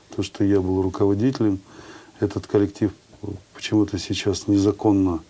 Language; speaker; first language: Russian; non-native, local second language; Kazakh